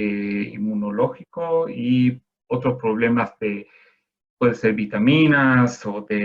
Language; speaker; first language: Spanish; non-native, fluent; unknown